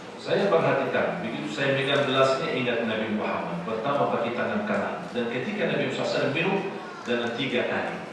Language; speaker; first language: Indonesian; non-native, fluent; Arabic